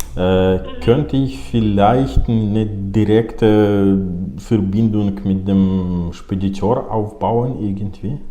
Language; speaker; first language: German; non-native, learner; Ukrainian